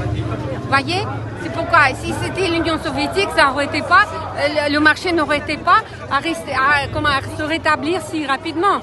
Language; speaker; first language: French; non-native, fluent; Russian